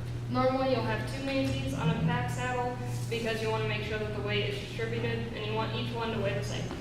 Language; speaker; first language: English; native; English